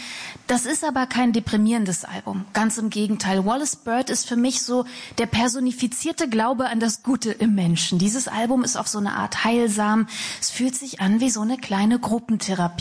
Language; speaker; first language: German; native; German